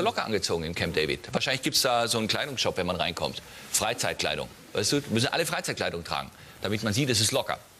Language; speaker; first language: German; native; German